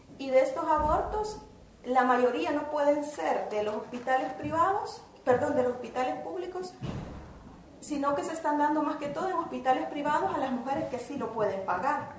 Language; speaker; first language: Spanish; native; Spanish